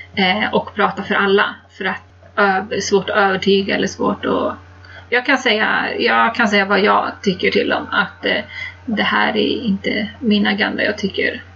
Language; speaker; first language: Swedish; native; Swedish